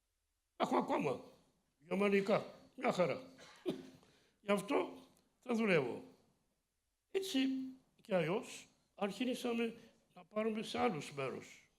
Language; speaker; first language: Greek; early bilingual, heritage; Greek